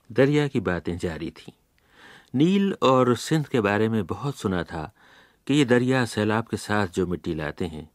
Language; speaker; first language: Urdu; native; Urdu